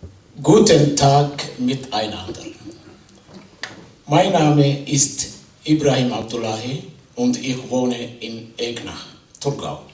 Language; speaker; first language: German; non-native, fluent; Somali